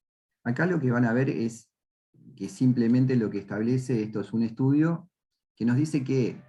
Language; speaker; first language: Spanish; native; Spanish